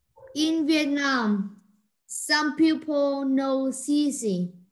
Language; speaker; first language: English; non-native, learner; Vietnamese